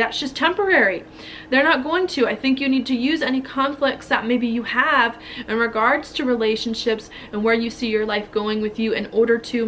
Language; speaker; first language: English; native; English